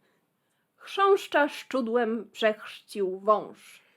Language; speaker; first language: Polish; native; Polish